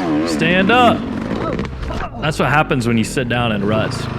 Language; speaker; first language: English; native; English